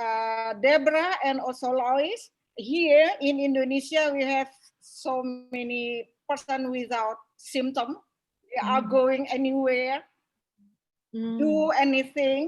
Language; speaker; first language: English; non-native, local second language; Indonesian